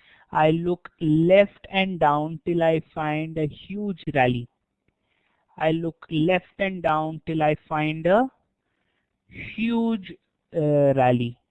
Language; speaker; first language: English; non-native, local second language; Hindi